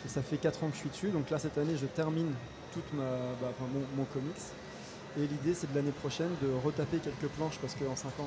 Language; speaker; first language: French; native; French